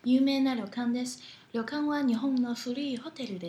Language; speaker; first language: Japanese; non-native, learner; Chinese